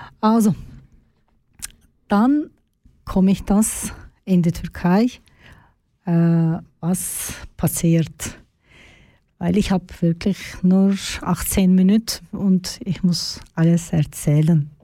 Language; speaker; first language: German; non-native, learner; Turkish